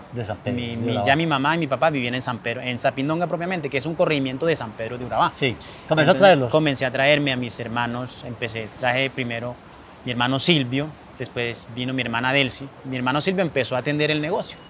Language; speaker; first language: Spanish; native; Spanish